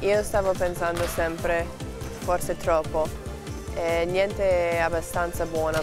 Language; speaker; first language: Italian; non-native, learner; English